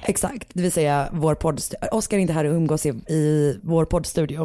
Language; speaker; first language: Swedish; native; Swedish